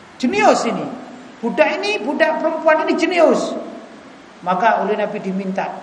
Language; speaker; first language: Indonesian; native; Indonesian